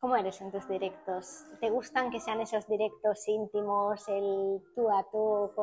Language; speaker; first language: Spanish; native; Spanish